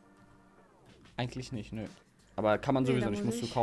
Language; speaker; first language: German; native; German